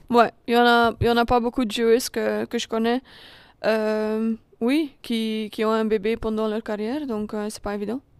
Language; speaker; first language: French; non-native, local second language; Dutch